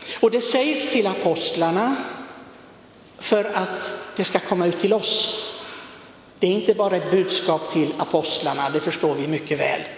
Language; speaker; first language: Swedish; non-native, fluent; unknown